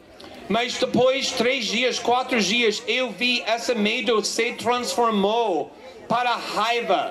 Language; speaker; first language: Portuguese; non-native, fluent; English